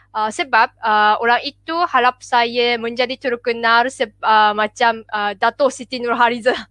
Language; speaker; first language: Malay; non-native, fluent; Japanese